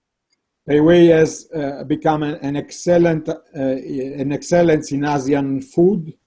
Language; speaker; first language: English; non-native, learner; Italian